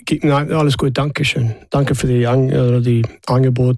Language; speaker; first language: German; non-native, fluent; English